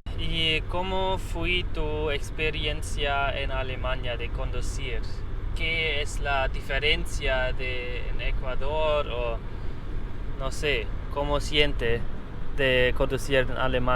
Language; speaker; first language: Spanish; non-native, learner; German